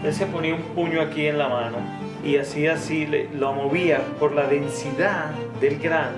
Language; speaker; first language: Spanish; native; Spanish